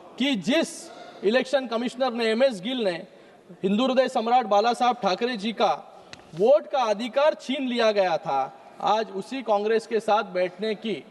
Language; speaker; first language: Hindi; non-native, local second language; Marathi